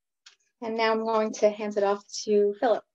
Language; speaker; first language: English; native; English